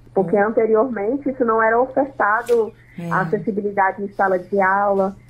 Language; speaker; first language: Portuguese; non-native, local second language; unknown